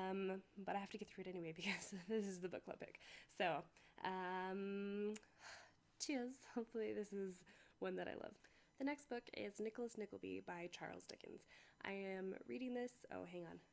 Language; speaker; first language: English; native; English